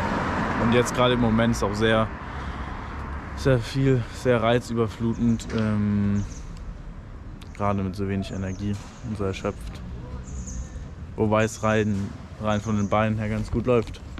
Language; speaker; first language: German; native; German